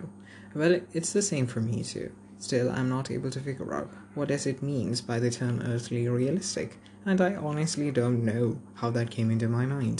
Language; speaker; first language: English; non-native, local second language; Malayalam